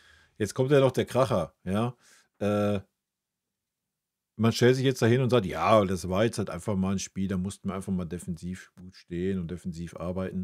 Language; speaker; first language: German; native; German